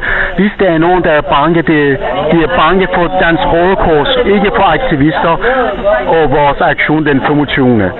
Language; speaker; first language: Danish; non-native, fluent; Persian